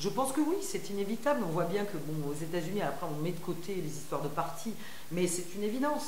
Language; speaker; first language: French; native; French